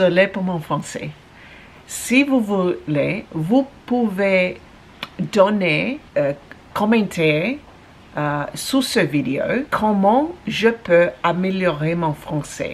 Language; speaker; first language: French; non-native, learner; English